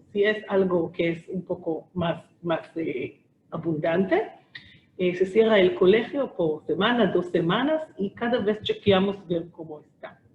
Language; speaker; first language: Spanish; non-native, fluent; Hebrew